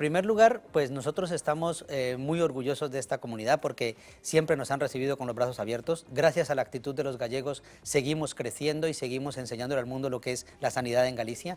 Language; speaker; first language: Spanish; native; Spanish